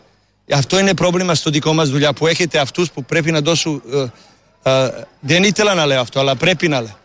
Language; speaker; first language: Greek; non-native, learner; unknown